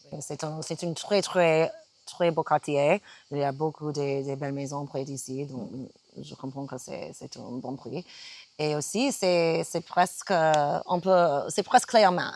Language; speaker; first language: French; non-native, fluent; English